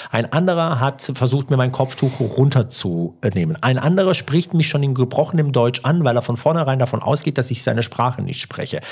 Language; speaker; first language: German; early bilingual, other home language; Italian